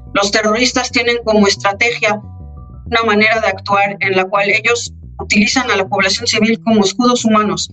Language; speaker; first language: Spanish; non-native, fluent; Hebrew